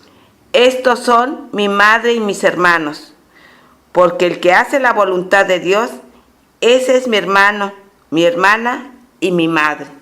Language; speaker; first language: Spanish; native; Spanish